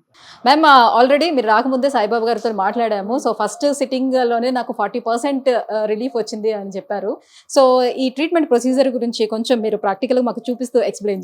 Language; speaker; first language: Telugu; native; Telugu